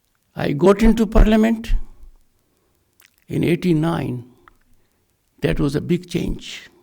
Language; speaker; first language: English; non-native, local second language; Hindi